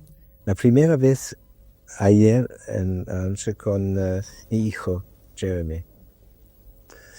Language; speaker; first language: Spanish; non-native, learner; English